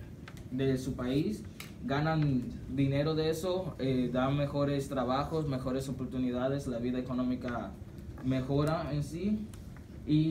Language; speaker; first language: Spanish; early bilingual, heritage; Spanish